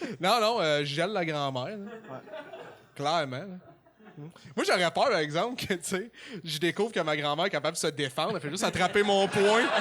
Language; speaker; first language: French; native; French